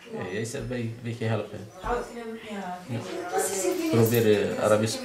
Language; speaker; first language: Dutch; non-native, learner; Arabic